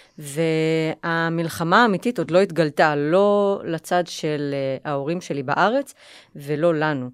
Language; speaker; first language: Hebrew; native; Hebrew